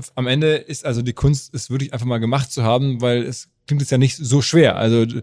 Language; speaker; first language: German; native; German